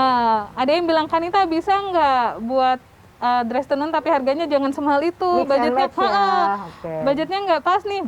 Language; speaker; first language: Indonesian; native; Indonesian